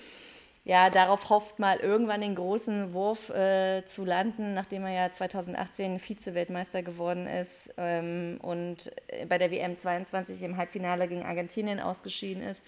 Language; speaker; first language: German; native; German